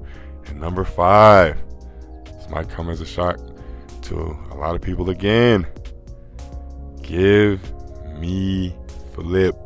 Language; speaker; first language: English; native; English